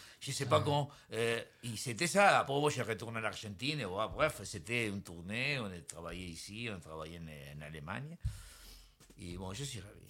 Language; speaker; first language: French; non-native, fluent; Spanish